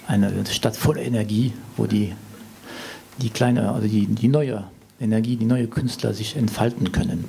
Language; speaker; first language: German; non-native, fluent; French